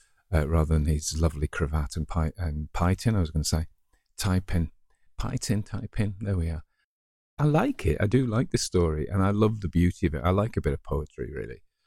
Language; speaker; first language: English; native; English